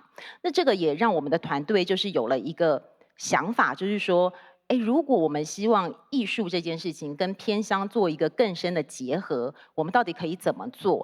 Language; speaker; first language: Chinese; native; Chinese